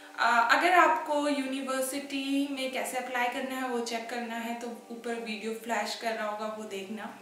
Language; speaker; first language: Hindi; native; Hindi